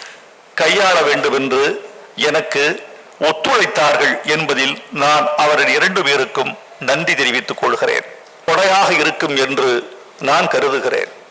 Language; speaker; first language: Tamil; native; Tamil